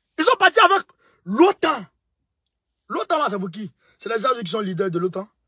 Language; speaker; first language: French; non-native, local second language; Bambara